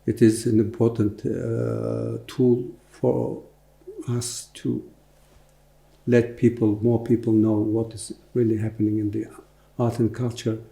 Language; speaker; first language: English; non-native, fluent; Mongolian